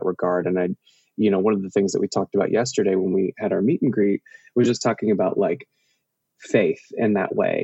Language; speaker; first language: English; native; English